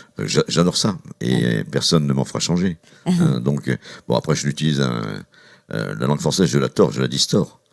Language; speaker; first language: French; native; French